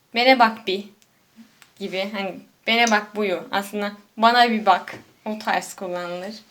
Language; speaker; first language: Turkish; native; Turkish